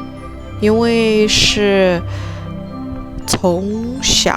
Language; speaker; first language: Chinese; non-native, fluent; Burmese